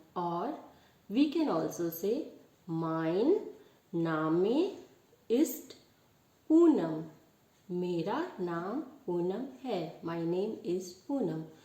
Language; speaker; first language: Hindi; native; Hindi